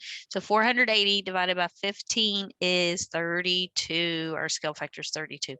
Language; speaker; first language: English; native; English